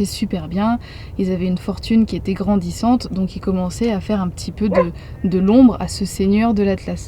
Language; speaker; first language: French; native; French